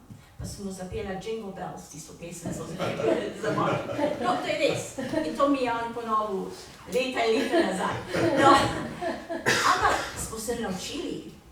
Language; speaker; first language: Slovenian; early bilingual, heritage; Slovenian